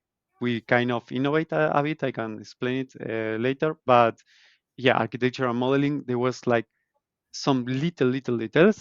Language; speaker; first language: English; non-native, fluent; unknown